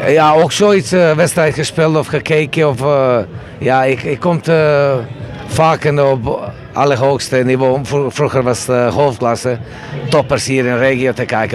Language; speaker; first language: Dutch; non-native, fluent; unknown